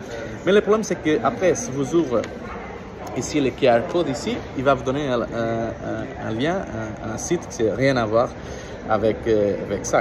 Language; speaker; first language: French; non-native, learner; Portuguese